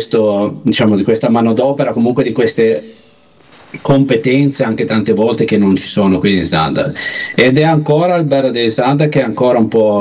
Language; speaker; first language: Italian; native; Italian